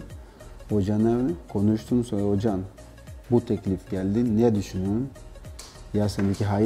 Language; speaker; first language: Turkish; non-native, learner; Portuguese